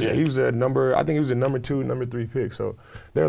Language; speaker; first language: English; native; English